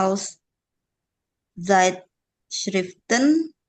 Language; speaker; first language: German; non-native, learner; Indonesian